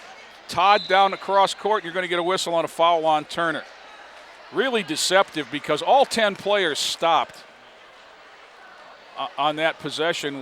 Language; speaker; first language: English; native; English